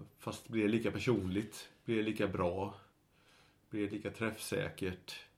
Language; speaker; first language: Swedish; native; Swedish